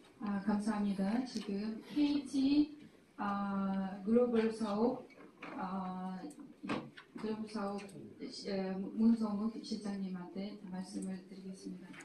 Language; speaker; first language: Korean; non-native, fluent; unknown